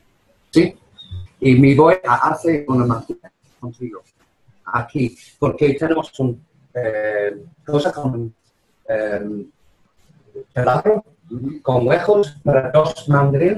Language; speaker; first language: Spanish; non-native, learner; English